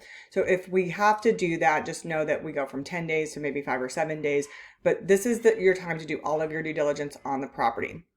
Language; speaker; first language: English; native; English